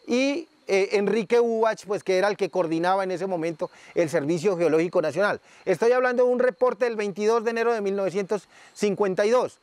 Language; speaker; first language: Spanish; native; Spanish